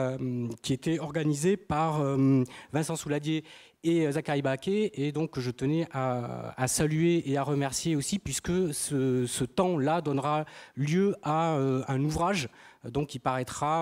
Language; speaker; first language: French; native; French